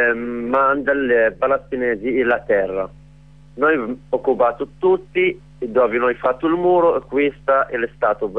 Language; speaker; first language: Italian; non-native, learner; Arabic